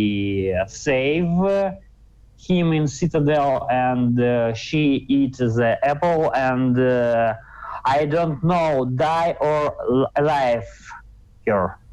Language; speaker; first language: English; non-native, learner; Russian